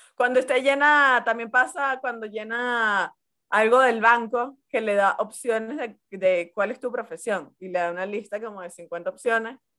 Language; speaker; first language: Spanish; native; Spanish